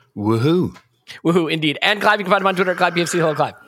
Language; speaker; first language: English; native; English